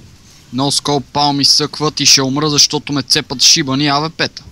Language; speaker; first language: Bulgarian; native; Bulgarian